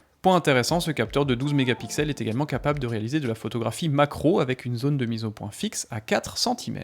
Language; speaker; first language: French; native; French